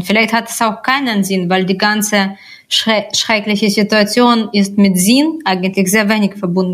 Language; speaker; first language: German; non-native, fluent; Russian